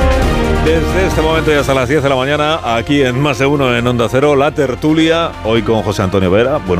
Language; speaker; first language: Spanish; native; Spanish